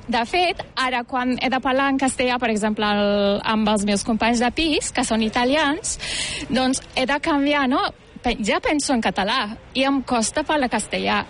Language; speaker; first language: Catalan; non-native, fluent; Turkish